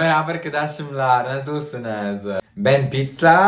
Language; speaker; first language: Turkish; non-native, learner; Italian